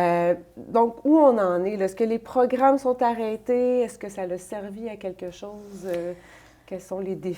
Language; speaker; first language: French; native; French